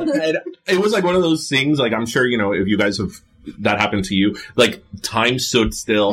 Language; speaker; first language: English; early bilingual, other home language; Spanish